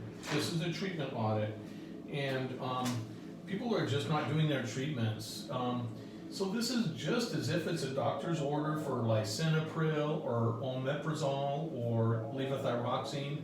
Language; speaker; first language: English; native; English